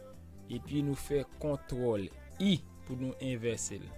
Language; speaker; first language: French; non-native, learner; Haitian Creole